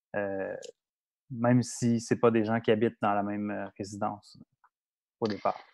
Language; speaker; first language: French; native; French